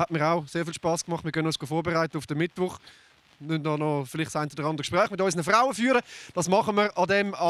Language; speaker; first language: German; native; German